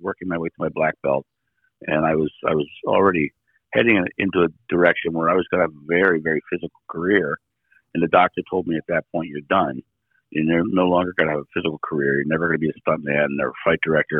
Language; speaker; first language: English; native; English